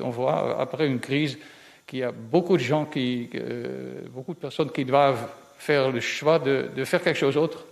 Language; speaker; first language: French; non-native, fluent; Dutch